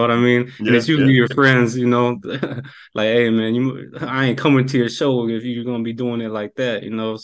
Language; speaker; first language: English; native; English